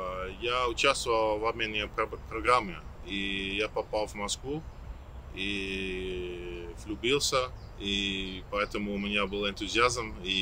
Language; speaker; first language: Russian; non-native, fluent; Dutch